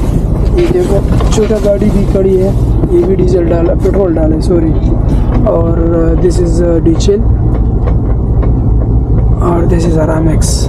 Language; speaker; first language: Hindi; non-native, local second language; Pashto